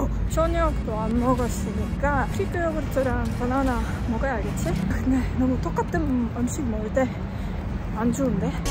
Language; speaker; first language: Korean; non-native, learner; Estonian